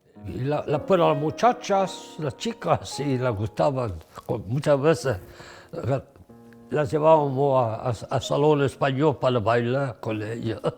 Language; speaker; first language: Spanish; early bilingual, heritage; English